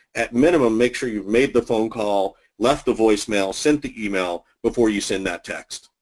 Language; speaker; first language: English; native; English